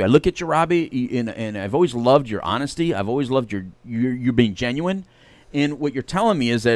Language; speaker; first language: English; native; English